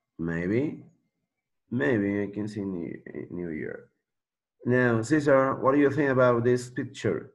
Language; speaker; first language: English; non-native, learner; Spanish